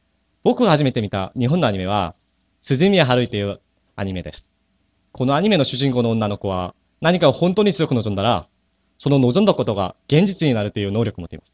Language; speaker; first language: Japanese; non-native, fluent; Korean